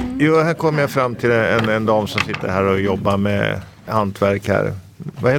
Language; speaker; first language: Swedish; native; Swedish